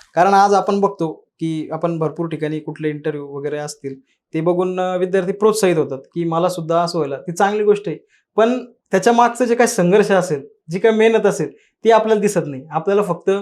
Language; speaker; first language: Marathi; native; Marathi